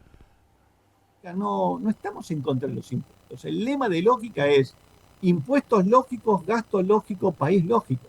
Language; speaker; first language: Spanish; native; Spanish